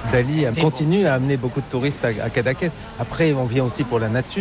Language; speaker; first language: French; native; French